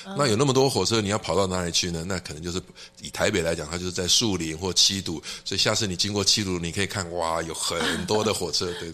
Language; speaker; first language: Chinese; native; Chinese